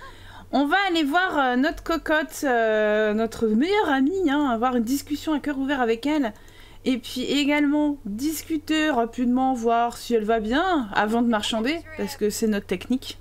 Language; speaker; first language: French; native; French